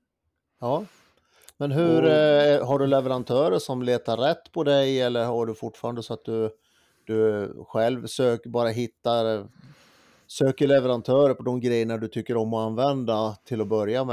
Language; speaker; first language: Swedish; native; Swedish